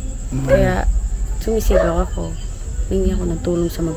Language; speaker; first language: Filipino; non-native, local second language; Cebuano